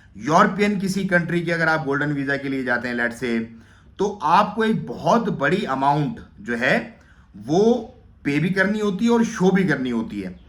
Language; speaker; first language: Urdu; native; Urdu